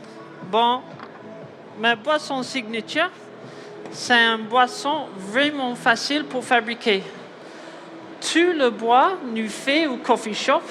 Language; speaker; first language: French; non-native, learner; English